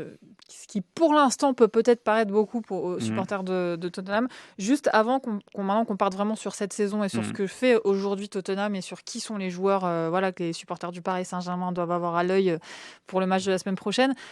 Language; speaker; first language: French; native; French